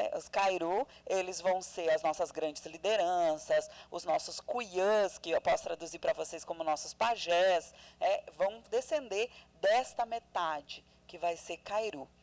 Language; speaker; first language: Portuguese; non-native, local second language; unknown